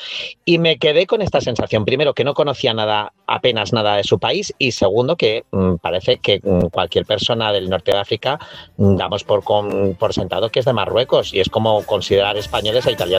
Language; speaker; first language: Spanish; native; Spanish